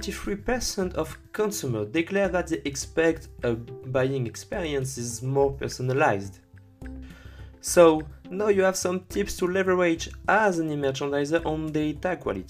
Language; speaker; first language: English; non-native, fluent; French